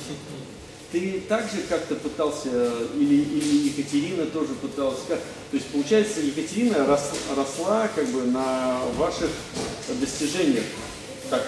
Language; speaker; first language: Russian; native; Russian